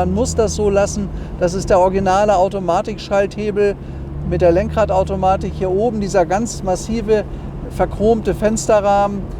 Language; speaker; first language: German; native; German